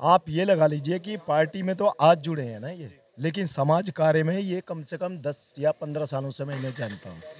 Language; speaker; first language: Hindi; native; Hindi